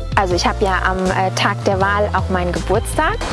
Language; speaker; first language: German; native; German